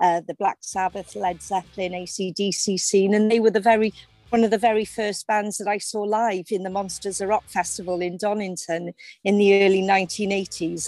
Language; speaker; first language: English; native; English